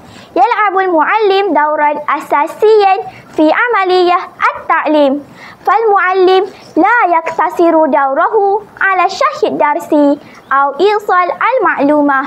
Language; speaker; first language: Arabic; non-native, learner; Malay